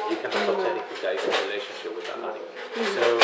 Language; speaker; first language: English; non-native, fluent; Spanish